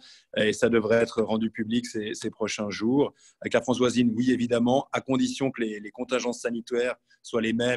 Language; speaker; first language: French; native; French